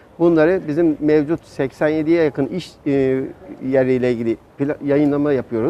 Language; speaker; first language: Turkish; native; Turkish